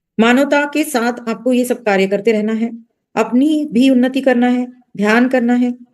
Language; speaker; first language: Hindi; non-native, local second language; Marathi